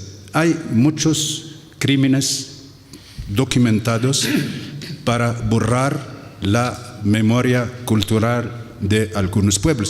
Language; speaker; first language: Spanish; non-native, fluent; Arabic